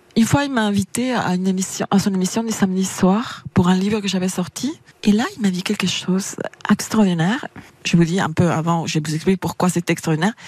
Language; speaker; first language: French; non-native, fluent; Spanish